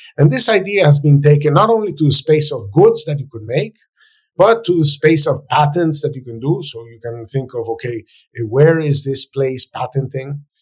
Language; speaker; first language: English; non-native, fluent; Spanish